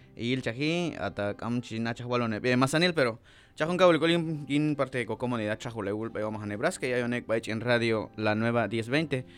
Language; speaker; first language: Spanish; native; Spanish